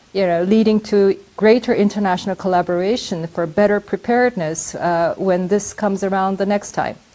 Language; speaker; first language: English; non-native, fluent; Korean